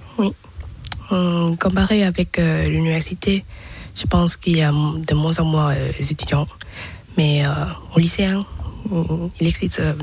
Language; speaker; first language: French; non-native, learner; Thai